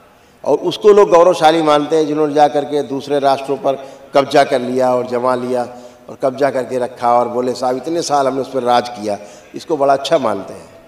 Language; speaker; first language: Hindi; native; Hindi